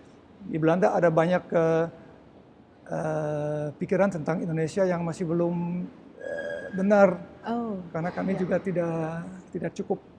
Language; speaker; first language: Indonesian; early bilingual, heritage; Dutch